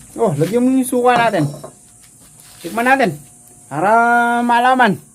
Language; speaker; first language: Filipino; native; Filipino